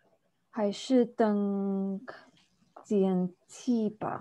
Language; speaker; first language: Chinese; non-native, learner; English